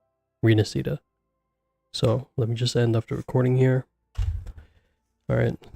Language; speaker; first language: English; native; English